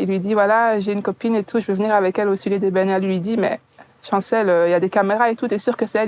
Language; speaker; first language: French; native; French